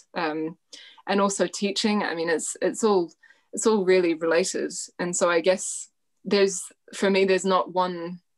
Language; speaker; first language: English; native; English